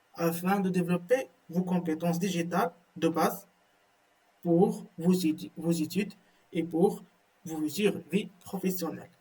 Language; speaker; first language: French; non-native, local second language; Arabic